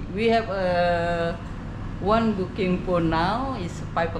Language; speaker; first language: English; non-native, local second language; Indonesian